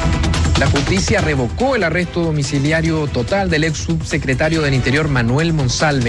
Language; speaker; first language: Spanish; native; Spanish